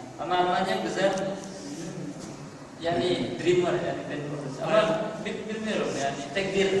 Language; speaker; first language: Turkish; non-native, learner; Indonesian